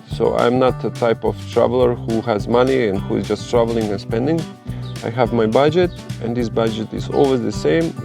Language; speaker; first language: English; non-native, fluent; Croatian